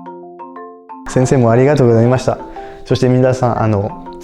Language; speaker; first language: Japanese; non-native, fluent; French